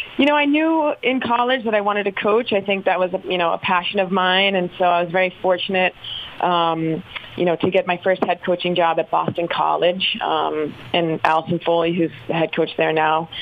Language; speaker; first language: English; native; English